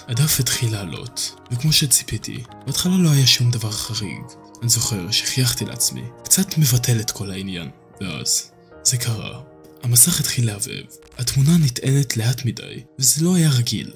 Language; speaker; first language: Hebrew; native; Hebrew